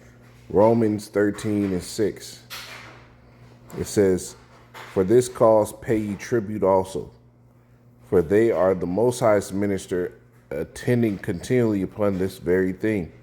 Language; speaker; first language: English; native; English